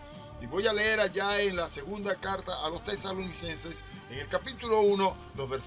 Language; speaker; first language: Spanish; native; Spanish